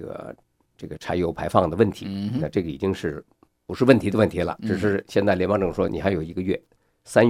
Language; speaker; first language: Chinese; native; Chinese